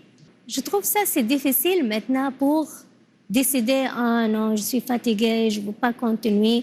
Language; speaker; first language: French; non-native, learner; Arabic